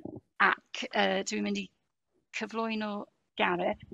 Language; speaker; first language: Welsh; non-native, fluent; English